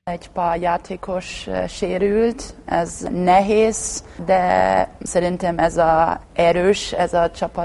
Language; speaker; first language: Hungarian; non-native, learner; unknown